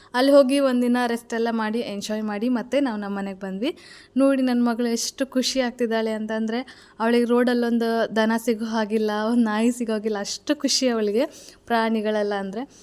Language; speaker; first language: Kannada; native; Kannada